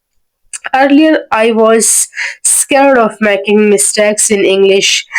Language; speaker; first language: English; non-native, learner; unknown